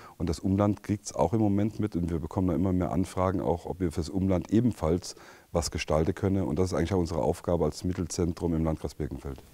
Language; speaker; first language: German; native; German